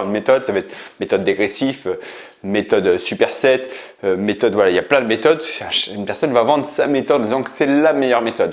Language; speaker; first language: French; native; French